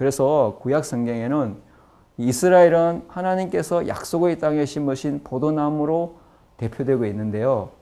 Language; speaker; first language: Korean; native; Korean